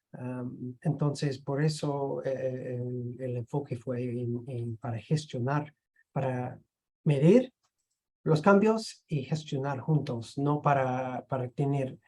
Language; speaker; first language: Spanish; non-native, fluent; English